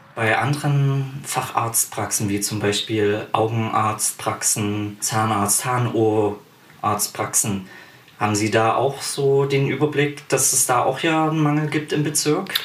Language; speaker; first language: German; native; German